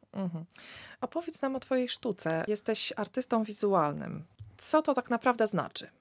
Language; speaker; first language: Polish; native; Polish